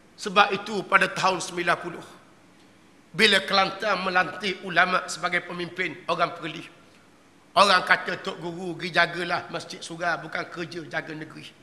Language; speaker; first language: Malay; native; Malay